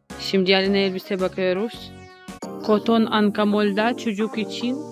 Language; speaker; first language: Turkish; non-native, learner; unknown